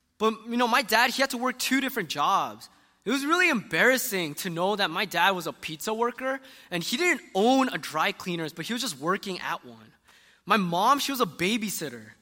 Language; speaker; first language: English; early bilingual, other home language; Korean